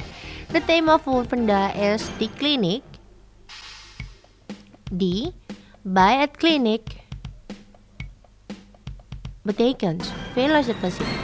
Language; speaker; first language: Dutch; non-native, fluent; Indonesian